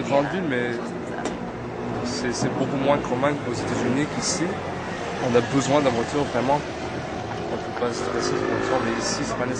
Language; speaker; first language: French; non-native, fluent; English